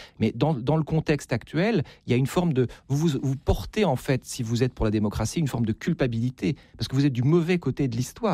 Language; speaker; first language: French; native; French